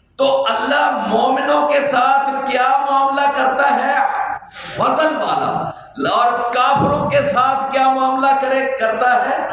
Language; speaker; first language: Urdu; non-native, local second language; Punjabi